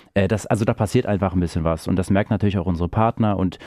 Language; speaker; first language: German; native; German